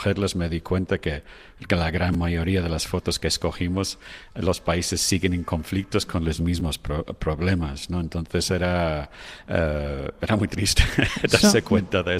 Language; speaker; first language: Spanish; non-native, fluent; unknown